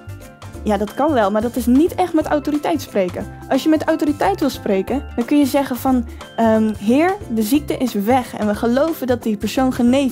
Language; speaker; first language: Dutch; native; Dutch